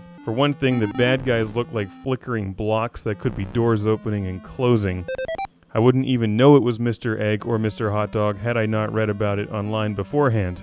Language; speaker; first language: English; native; English